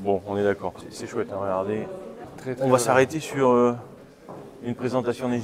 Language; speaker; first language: French; native; French